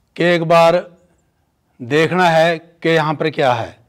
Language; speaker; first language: Hindi; native; Hindi